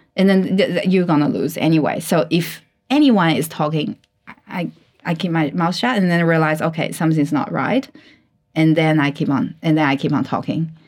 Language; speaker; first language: English; non-native, fluent; Chinese